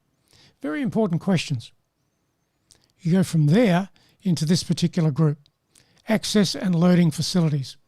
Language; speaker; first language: English; native; English